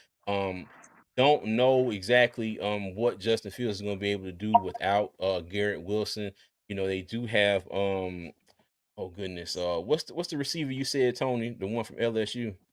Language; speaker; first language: English; native; English